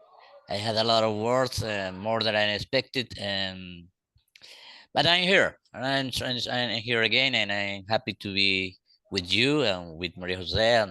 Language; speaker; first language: English; non-native, learner; Spanish